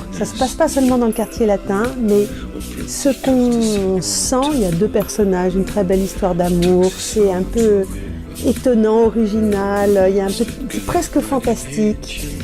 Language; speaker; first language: French; native; French